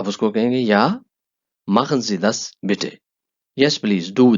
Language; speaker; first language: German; non-native, fluent; Urdu